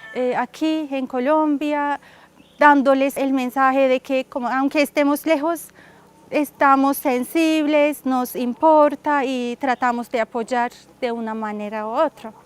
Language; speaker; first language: Spanish; non-native, fluent; Turkish